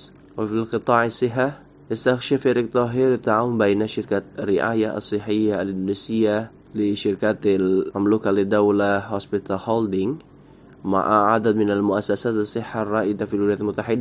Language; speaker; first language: Arabic; non-native, fluent; Indonesian